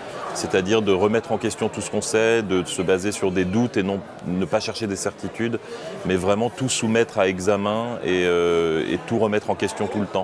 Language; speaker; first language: French; native; French